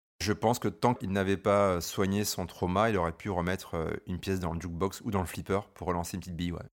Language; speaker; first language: French; native; French